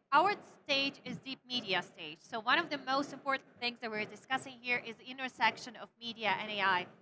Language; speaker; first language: English; non-native, fluent; Ukrainian